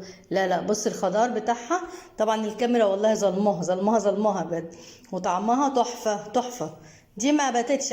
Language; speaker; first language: Arabic; native; Arabic